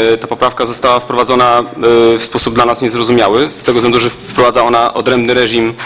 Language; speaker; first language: Polish; native; Polish